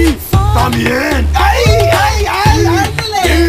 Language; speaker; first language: Spanish; non-native, learner; English